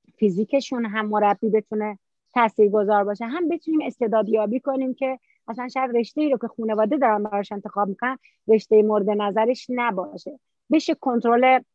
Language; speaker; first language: Persian; native; Persian